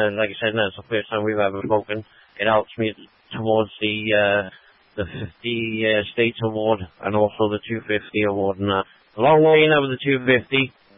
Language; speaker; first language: English; native; English